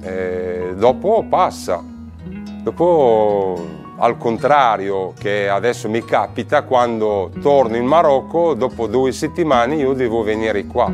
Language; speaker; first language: Italian; non-native, fluent; Arabic